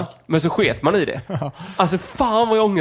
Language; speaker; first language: Swedish; native; Swedish